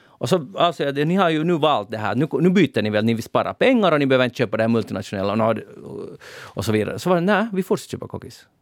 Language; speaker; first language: Swedish; native; Swedish